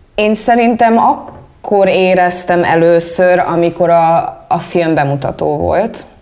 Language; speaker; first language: Hungarian; early bilingual, heritage; Hungarian